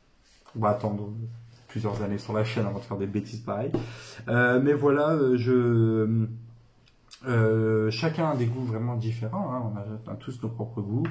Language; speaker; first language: French; native; French